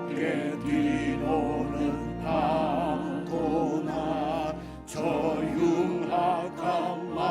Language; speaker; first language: Korean; native; Korean